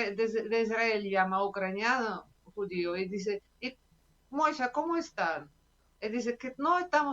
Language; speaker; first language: Spanish; non-native, fluent; Russian